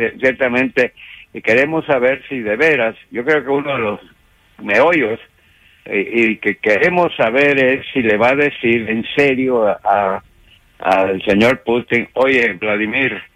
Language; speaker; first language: Spanish; native; Spanish